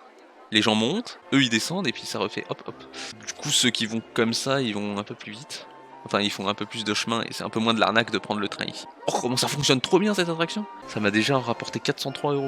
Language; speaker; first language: French; native; French